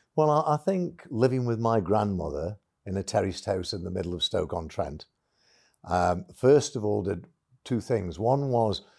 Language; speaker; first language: English; native; English